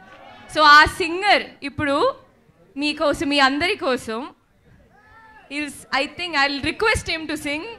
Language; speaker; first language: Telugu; non-native, local second language; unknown